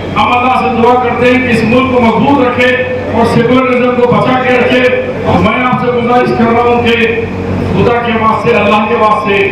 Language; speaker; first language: Urdu; native; Urdu